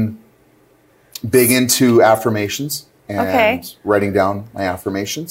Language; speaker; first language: English; native; English